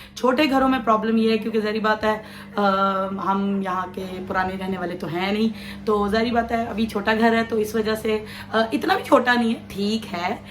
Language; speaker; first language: Urdu; non-native, local second language; Punjabi